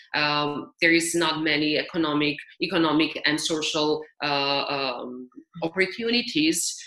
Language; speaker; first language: English; non-native, fluent; Serbian